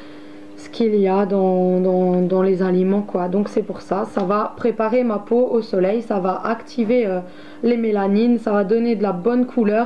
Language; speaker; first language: French; native; French